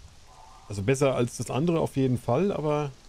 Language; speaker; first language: German; native; German